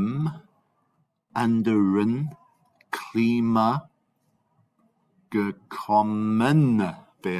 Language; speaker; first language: German; non-native, fluent; English